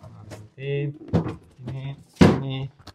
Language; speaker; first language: Indonesian; non-native, learner; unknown